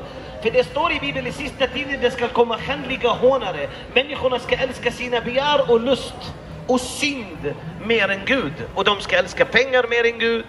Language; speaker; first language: Swedish; non-native, fluent; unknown